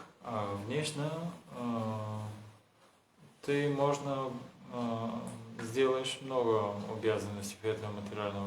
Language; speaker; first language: Russian; non-native, learner; Bulgarian